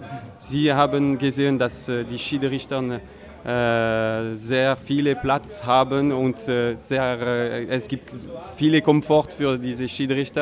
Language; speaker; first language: German; non-native, local second language; French